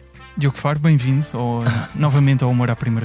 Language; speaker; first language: Portuguese; native; Portuguese